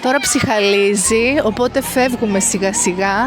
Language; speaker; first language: Greek; native; Greek